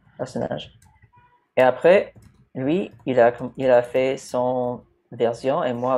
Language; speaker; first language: French; non-native, fluent; English